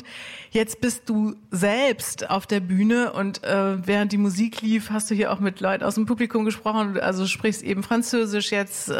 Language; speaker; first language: German; native; German